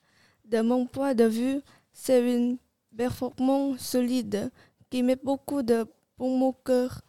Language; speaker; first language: French; non-native, learner; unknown